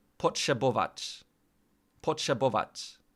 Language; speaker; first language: Polish; non-native, learner; English